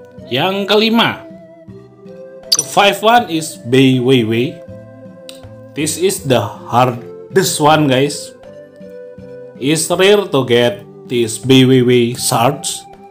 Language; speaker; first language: English; non-native, learner; Indonesian